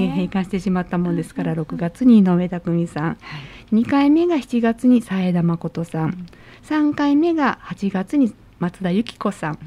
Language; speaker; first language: Japanese; native; Japanese